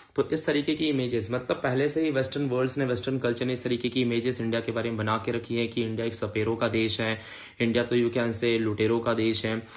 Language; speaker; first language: Hindi; native; Hindi